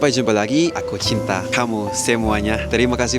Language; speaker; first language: Indonesian; non-native, learner; Filipino